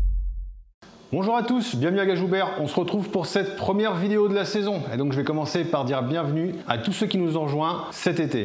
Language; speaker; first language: French; native; French